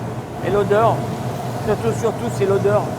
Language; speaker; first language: French; native; French